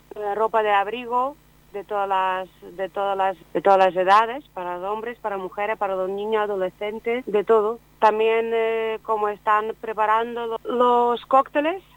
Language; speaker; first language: Spanish; non-native, fluent; Ukrainian